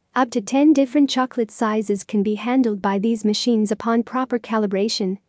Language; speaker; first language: English; non-native, learner; Arabic